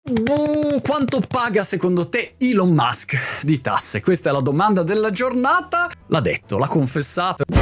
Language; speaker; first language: Italian; native; Italian